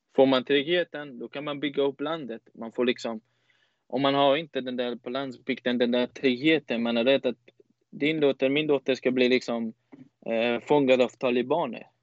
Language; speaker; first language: Swedish; non-native, fluent; Persian